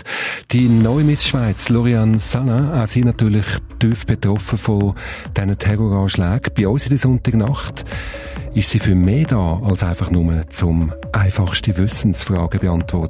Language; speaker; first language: German; native; German